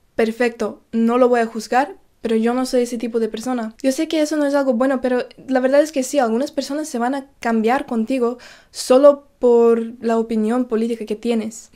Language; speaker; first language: Spanish; non-native, fluent; Russian